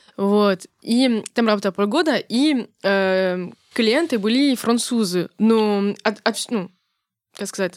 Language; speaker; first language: Russian; non-native, fluent; French